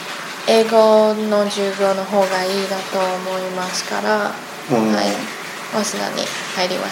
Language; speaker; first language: Japanese; non-native, learner; Chinese